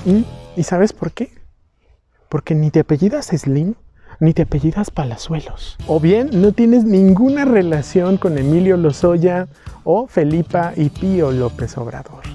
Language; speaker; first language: Spanish; native; Spanish